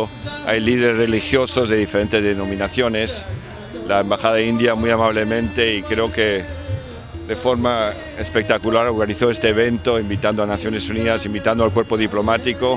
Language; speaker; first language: Spanish; native; Spanish